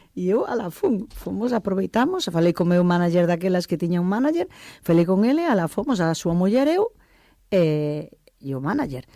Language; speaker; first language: Galician; early bilingual, other home language; Portuguese